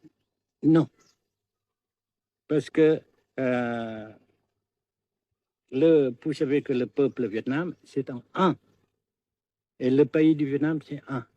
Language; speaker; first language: French; non-native, fluent; Vietnamese